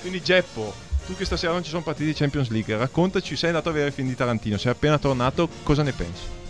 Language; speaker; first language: Italian; native; Italian